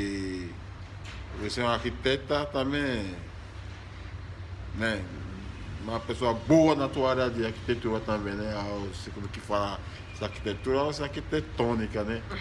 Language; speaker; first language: Portuguese; non-native, fluent; Yoruba